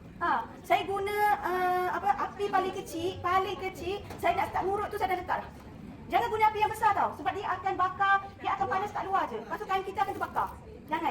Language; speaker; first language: Malay; native; Malay